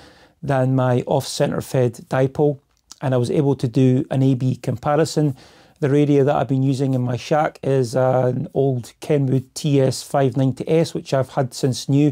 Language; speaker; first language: English; native; English